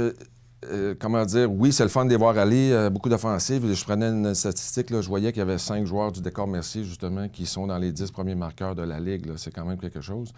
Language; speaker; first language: French; native; French